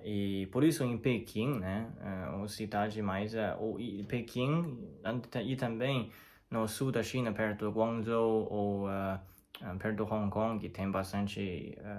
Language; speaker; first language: Portuguese; non-native, learner; Chinese